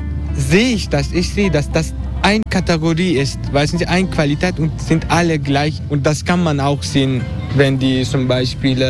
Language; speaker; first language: German; non-native, fluent; Turkish